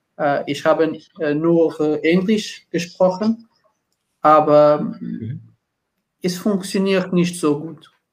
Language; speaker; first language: German; non-native, learner; Portuguese